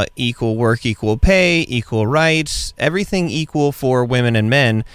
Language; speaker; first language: English; native; English